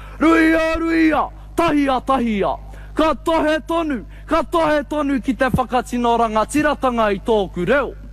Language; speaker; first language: Māori; native; Māori